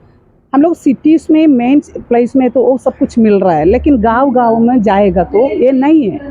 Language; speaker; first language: Hindi; non-native, local second language; Malayalam